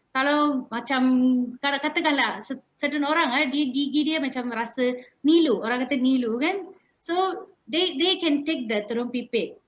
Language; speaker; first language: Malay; non-native, local second language; Tamil